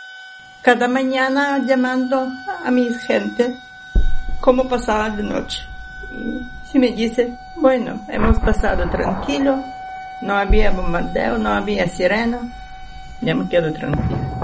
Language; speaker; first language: Spanish; non-native, learner; Ukrainian